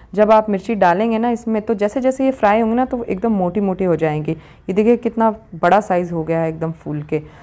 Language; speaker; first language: Hindi; native; Hindi